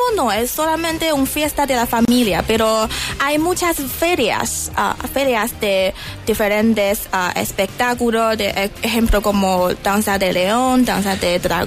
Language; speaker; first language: Spanish; non-native, learner; Chinese